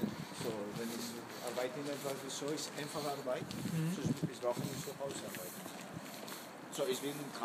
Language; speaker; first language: German; non-native, learner; Spanish